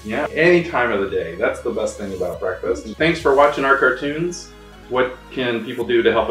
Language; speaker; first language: English; native; English